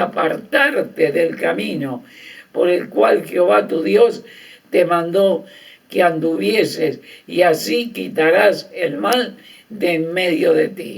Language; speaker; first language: Spanish; native; Spanish